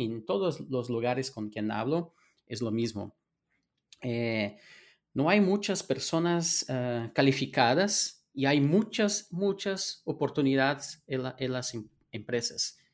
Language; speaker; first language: Spanish; non-native, fluent; Portuguese